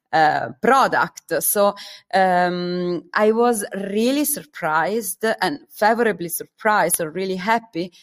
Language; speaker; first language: English; non-native, fluent; Italian